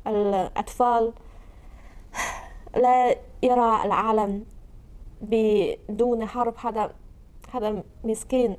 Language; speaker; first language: Arabic; non-native, learner; Chinese